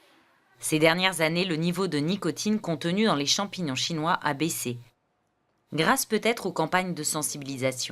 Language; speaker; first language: French; native; French